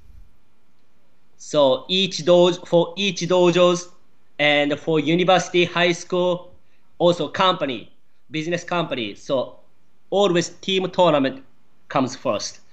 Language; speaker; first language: English; non-native, learner; Japanese